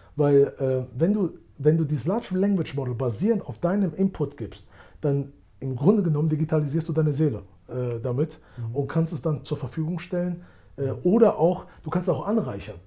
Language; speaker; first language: German; early bilingual, other home language; Albanian